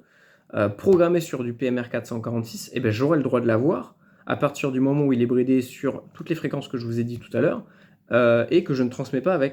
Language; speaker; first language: French; native; French